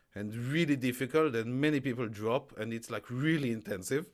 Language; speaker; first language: English; non-native, fluent; Hebrew